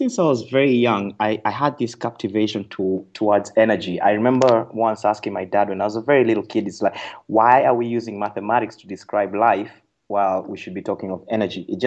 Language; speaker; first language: English; non-native, local second language; Kikuyu